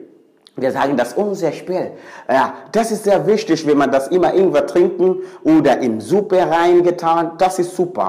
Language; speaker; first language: German; non-native, fluent; Swahili